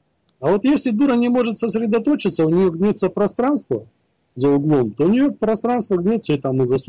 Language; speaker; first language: Russian; native; Russian